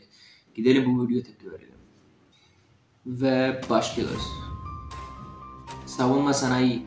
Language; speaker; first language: Turkish; non-native, fluent; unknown